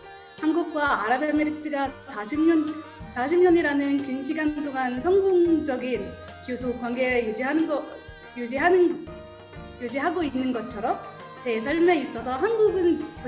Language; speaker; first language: Korean; non-native, fluent; Arabic